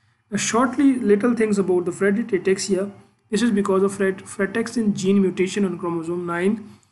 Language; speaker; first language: English; non-native, local second language; Urdu